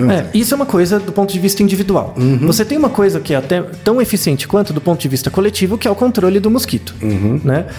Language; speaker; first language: Portuguese; native; Portuguese